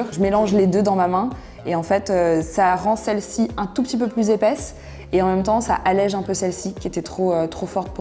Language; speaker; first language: French; native; French